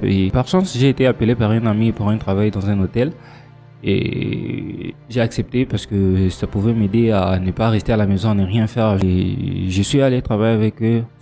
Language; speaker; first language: French; non-native, local second language; Lingala